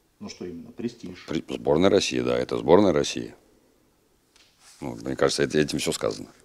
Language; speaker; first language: Russian; native; Russian